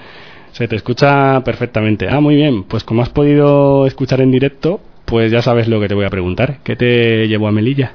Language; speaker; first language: Spanish; native; Spanish